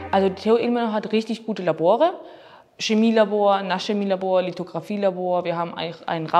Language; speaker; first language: German; non-native, fluent; Spanish